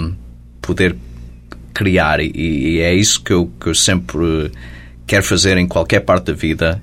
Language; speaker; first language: Portuguese; early bilingual, heritage; Portuguese